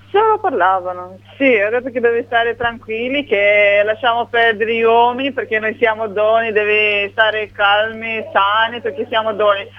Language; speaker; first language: Italian; non-native, learner; Romanian